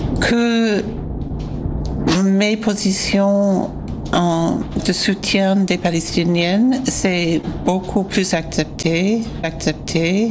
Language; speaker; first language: French; non-native, learner; English